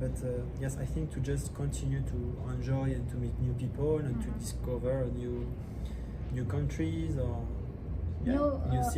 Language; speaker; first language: English; non-native, learner; French